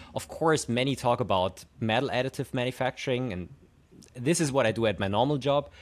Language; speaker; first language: English; non-native, fluent; German